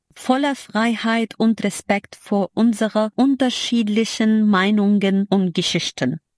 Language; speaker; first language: German; non-native, fluent; Arabic